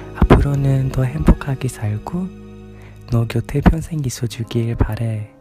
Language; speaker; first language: Korean; non-native, learner; English